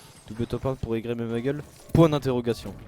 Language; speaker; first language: French; native; French